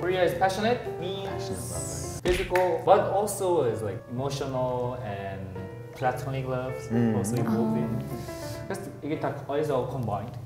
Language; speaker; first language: English; non-native, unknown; Korean